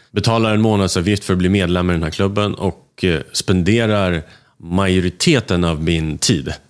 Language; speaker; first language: Swedish; early bilingual, other home language; Russian